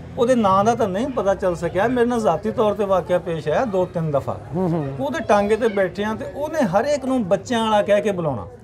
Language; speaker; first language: Punjabi; native; Punjabi